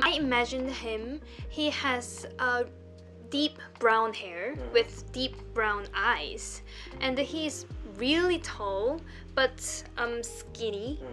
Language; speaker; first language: English; non-native, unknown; Korean